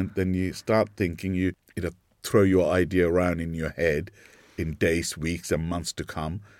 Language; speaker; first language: English; non-native, local second language; Sinhala